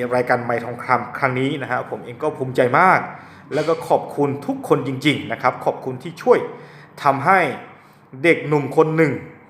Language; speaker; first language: Thai; non-native, local second language; S'gaw Karen